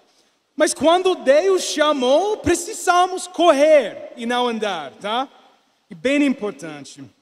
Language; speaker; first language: Portuguese; non-native, learner; English